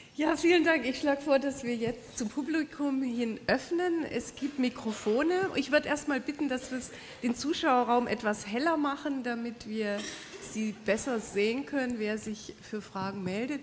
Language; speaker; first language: German; native; German